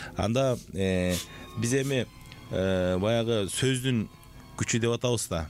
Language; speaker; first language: Kyrgyz; native; Kyrgyz